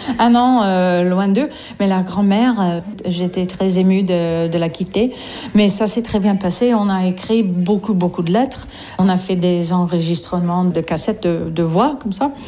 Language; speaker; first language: French; non-native, fluent; English